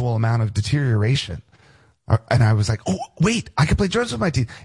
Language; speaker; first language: English; native; English